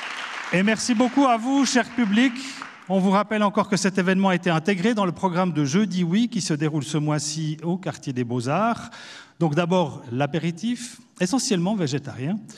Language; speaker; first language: French; native; French